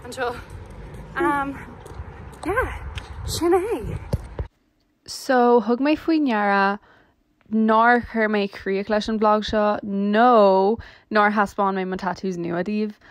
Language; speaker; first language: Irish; non-native, local second language; English